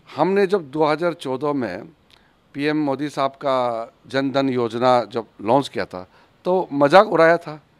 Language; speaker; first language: Hindi; native; Hindi